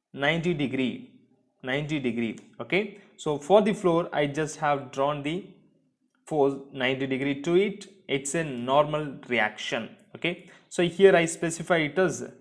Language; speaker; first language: English; non-native, local second language; Tamil